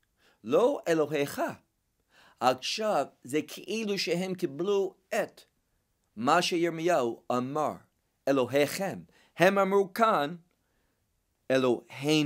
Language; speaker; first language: Hebrew; non-native, fluent; English